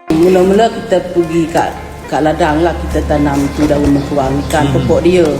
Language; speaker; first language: Malay; non-native, local second language; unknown